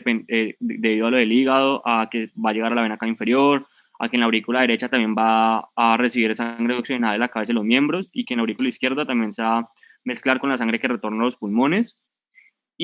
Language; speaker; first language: Spanish; native; Spanish